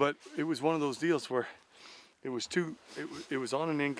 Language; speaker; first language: English; native; English